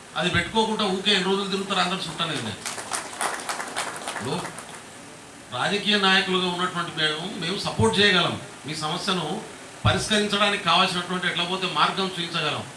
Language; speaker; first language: Telugu; non-native, local second language; Lambadi